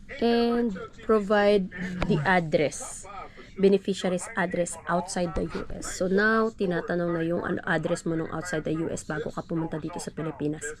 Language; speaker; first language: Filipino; native; Filipino